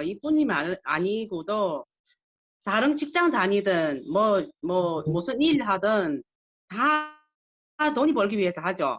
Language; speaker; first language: Korean; non-native, learner; Chinese